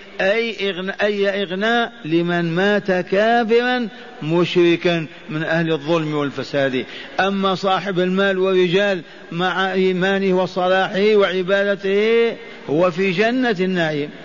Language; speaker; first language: Arabic; native; Arabic